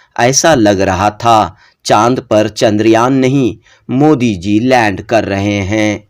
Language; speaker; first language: Urdu; native; Urdu